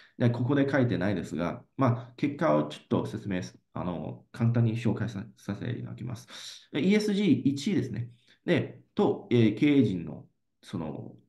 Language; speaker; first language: Japanese; non-native, fluent; Chinese